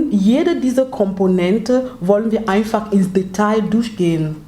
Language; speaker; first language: German; non-native, learner; French